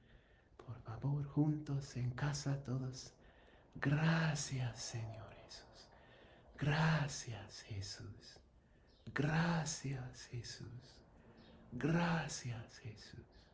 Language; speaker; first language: Spanish; non-native, fluent; English